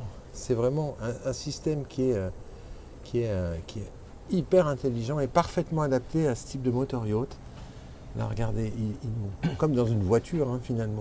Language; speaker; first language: French; native; French